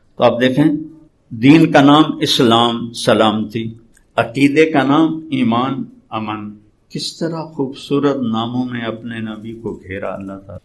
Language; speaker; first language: Urdu; non-native, local second language; Saraiki